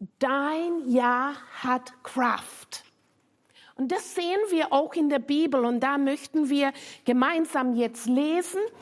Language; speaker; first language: German; non-native, fluent; English